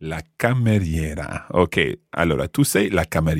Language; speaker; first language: Italian; non-native, fluent; English